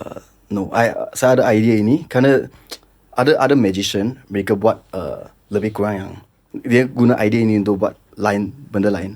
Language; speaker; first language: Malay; non-native, local second language; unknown